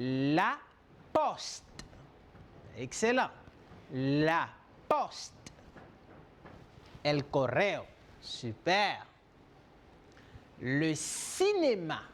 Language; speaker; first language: Spanish; non-native, fluent; French